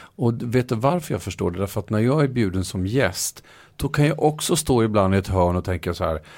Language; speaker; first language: Swedish; native; Swedish